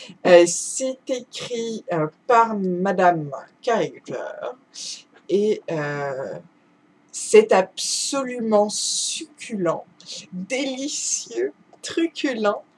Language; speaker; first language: French; native; French